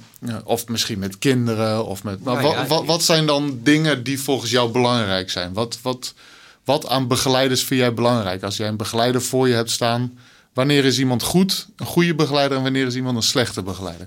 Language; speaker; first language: Dutch; native; Dutch